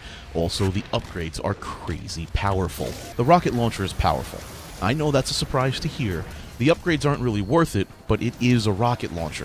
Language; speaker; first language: English; native; English